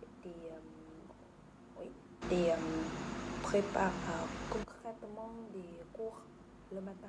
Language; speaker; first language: French; non-native, learner; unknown